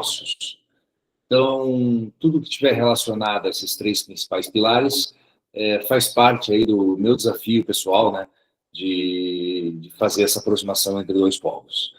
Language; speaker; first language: Portuguese; early bilingual, other home language; Korean